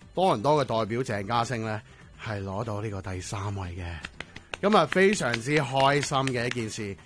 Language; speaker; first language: Cantonese; early bilingual, heritage; Cantonese